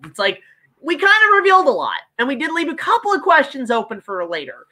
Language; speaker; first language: English; native; English